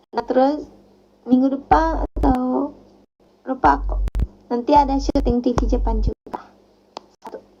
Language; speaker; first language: Indonesian; non-native, fluent; Japanese